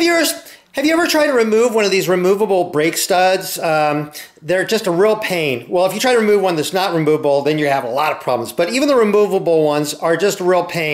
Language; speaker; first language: English; native; English